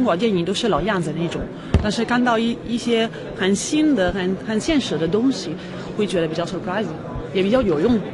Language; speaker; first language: Chinese; non-native, fluent; Italian